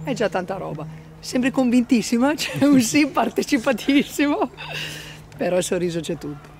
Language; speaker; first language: Italian; native; Italian